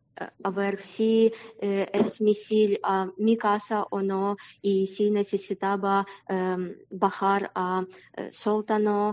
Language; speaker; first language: Spanish; non-native, learner; Ukrainian